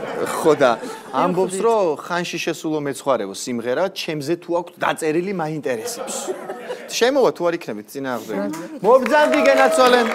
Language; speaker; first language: Georgian; native; Georgian